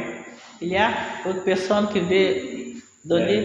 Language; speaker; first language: Portuguese; non-native, learner; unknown